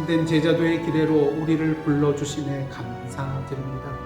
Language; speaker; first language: Korean; native; Korean